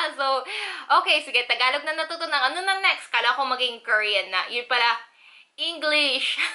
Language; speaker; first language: Filipino; early bilingual, other home language; Korean